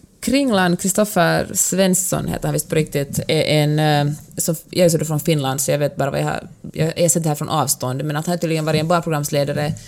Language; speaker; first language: Swedish; native; Swedish